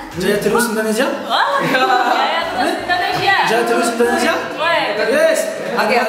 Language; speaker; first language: Indonesian; non-native, learner; French